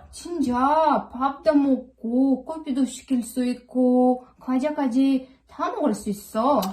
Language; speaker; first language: Korean; non-native, learner; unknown